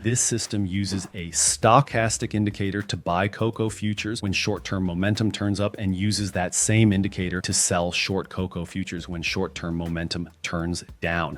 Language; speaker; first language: English; native; English